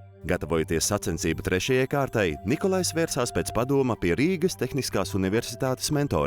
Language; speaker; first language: Latvian; native; Latvian